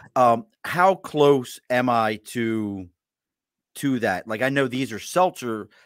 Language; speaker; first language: English; native; English